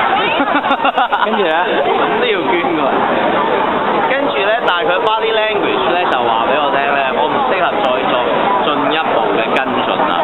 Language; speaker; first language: Cantonese; native; Cantonese